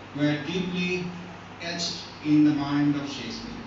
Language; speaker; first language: English; non-native, local second language; Bangla